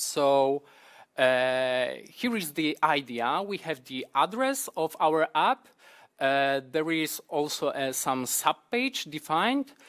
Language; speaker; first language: English; non-native, fluent; Polish